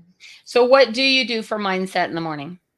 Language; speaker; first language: English; native; English